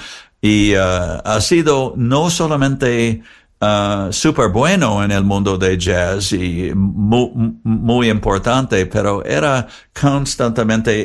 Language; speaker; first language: Spanish; non-native, learner; English